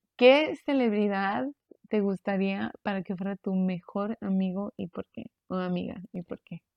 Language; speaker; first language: Spanish; early bilingual, heritage; Spanish